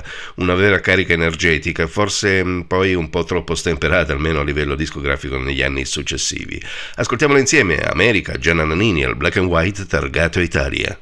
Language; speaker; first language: Italian; native; Italian